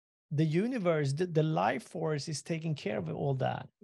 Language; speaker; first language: English; non-native, fluent; Swedish